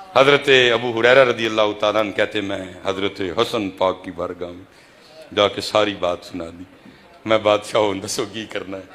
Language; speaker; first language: Urdu; non-native, local second language; Punjabi